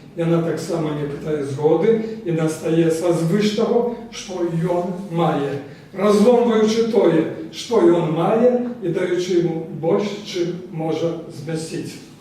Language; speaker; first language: Belarusian; native; Belarusian